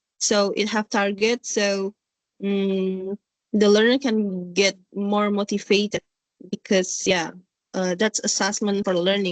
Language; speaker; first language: English; non-native, learner; Indonesian